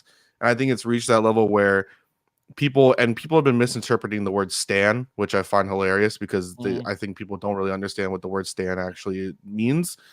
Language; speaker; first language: English; native; English